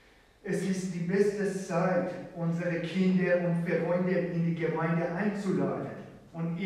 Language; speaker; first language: German; non-native, fluent; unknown